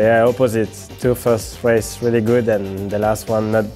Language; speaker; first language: English; non-native, learner; French